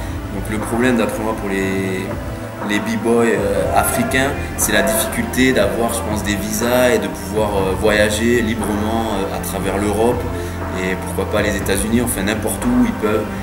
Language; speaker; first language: French; native; French